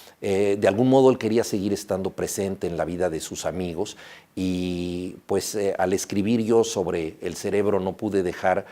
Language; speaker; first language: Spanish; native; Spanish